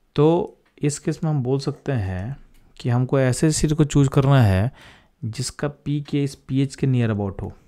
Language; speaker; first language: Hindi; native; Hindi